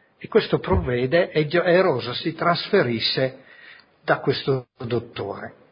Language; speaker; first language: Italian; native; Italian